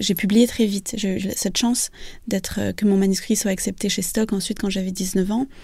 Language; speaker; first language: French; early bilingual, other home language; Vietnamese